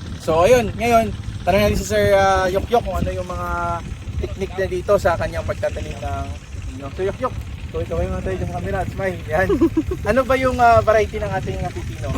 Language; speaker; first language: Filipino; native; Filipino